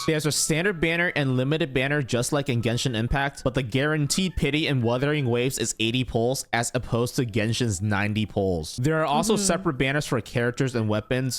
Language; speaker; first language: English; native; English